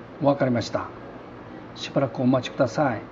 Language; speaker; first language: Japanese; non-native, learner; Korean